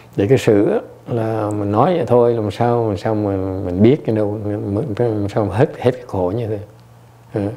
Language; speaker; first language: Vietnamese; early bilingual, heritage; Vietnamese